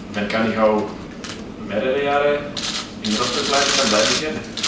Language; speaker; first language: German; non-native, fluent; Slovak